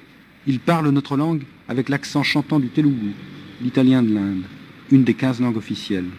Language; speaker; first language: French; native; French